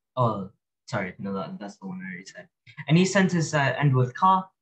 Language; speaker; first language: English; early bilingual, other home language; Japanese